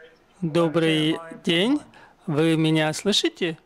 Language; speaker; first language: Russian; non-native, fluent; Chinese